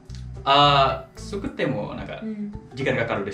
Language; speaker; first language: Japanese; non-native, fluent; Indonesian